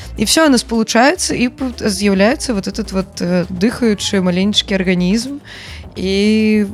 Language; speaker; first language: Belarusian; native; Belarusian